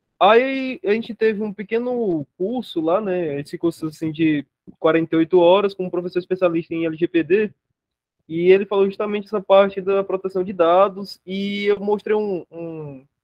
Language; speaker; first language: Portuguese; native; Portuguese